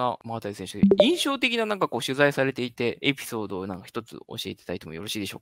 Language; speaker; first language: Japanese; native; Japanese